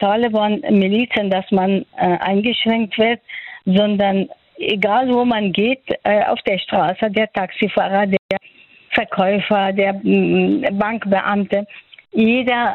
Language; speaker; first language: German; non-native, fluent; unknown